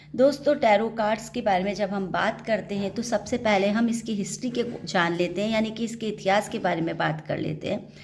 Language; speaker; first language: Hindi; native; Hindi